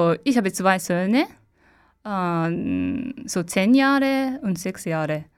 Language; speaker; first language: German; non-native, learner; Japanese